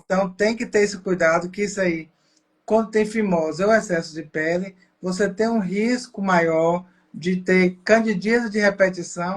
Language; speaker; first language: Portuguese; native; Portuguese